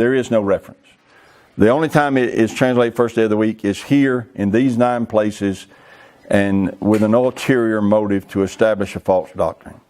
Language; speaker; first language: English; native; English